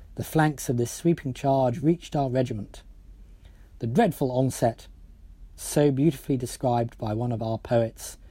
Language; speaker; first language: English; native; English